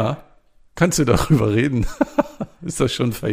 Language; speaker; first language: German; native; German